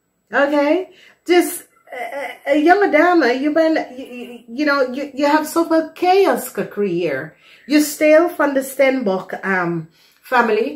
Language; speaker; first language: Dutch; non-native, fluent; English